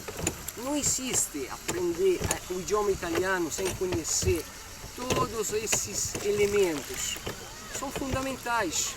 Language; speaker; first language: Portuguese; non-native, fluent; Italian